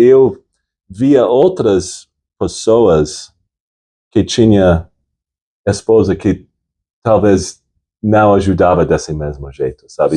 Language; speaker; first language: Portuguese; non-native, fluent; English